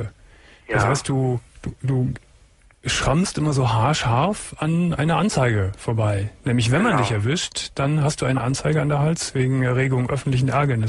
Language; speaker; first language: German; native; German